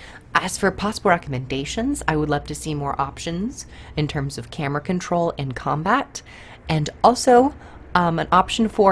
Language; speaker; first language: English; native; English